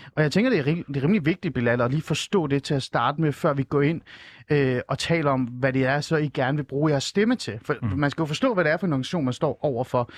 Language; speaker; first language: Danish; early bilingual, other home language; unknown